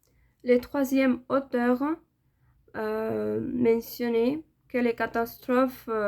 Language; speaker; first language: French; non-native, learner; Spanish